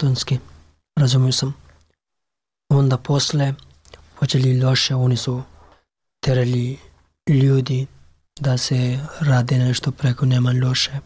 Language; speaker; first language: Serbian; non-native, learner; Pashto